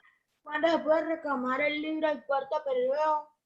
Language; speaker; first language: Spanish; native; Spanish